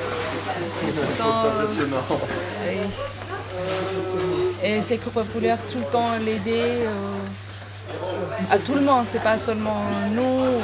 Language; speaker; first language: French; non-native, learner; Armenian